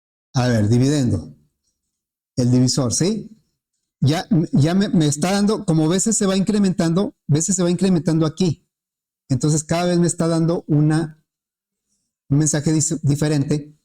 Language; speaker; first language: Spanish; native; Spanish